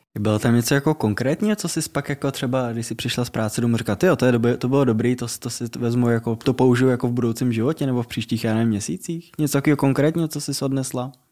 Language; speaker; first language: Czech; native; Czech